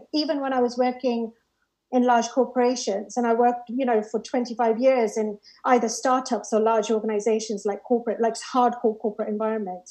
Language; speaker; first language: English; native; English